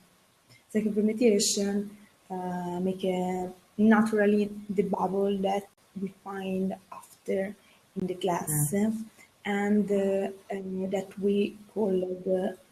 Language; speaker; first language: English; non-native, learner; Italian